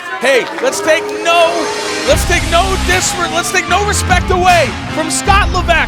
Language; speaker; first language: English; native; English